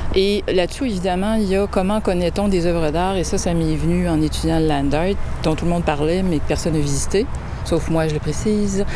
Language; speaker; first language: French; native; French